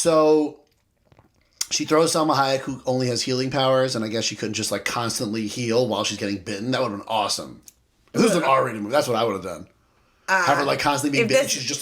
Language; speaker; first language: English; native; English